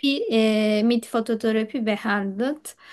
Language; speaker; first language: German; non-native, learner; Turkish